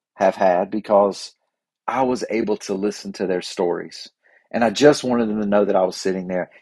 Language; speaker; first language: English; native; English